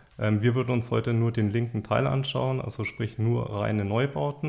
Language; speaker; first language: German; native; German